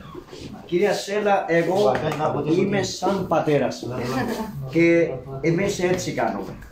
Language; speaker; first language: Greek; non-native, learner; Urdu